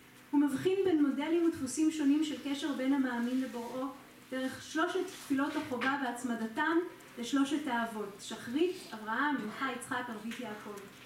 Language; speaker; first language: Hebrew; native; Hebrew